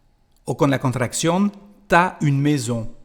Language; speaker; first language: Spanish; non-native, fluent; French